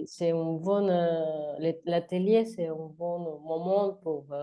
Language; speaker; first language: French; non-native, learner; Spanish